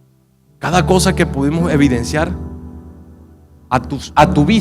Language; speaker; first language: Spanish; native; Spanish